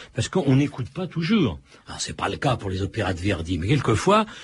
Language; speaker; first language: French; early bilingual, other home language; Italian